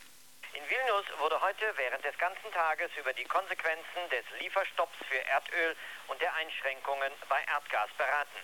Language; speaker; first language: German; native; German